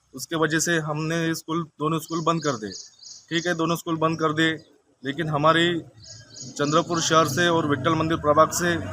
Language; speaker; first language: Hindi; non-native, local second language; Marathi